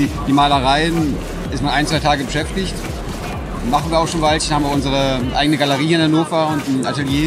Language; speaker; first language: German; native; German